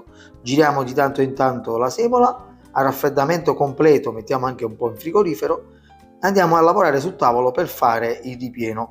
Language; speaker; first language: Italian; native; Italian